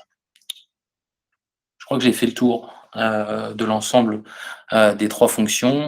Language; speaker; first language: French; native; French